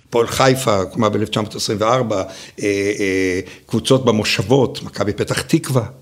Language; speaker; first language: Hebrew; native; Hebrew